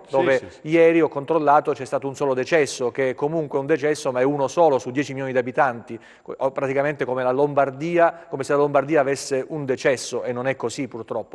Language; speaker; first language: Italian; native; Italian